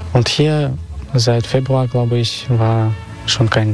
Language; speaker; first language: German; non-native, fluent; Russian